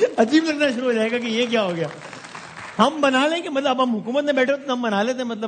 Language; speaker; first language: Urdu; native; Urdu